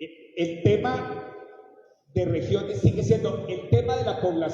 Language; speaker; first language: Spanish; native; Spanish